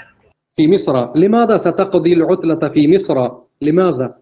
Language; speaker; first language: Arabic; non-native, fluent; Urdu